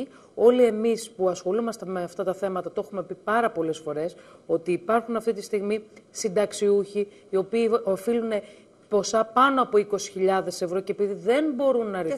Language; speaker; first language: Greek; native; Greek